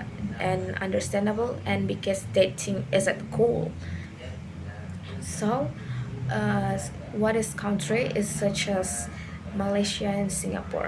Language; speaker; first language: English; non-native, learner; Indonesian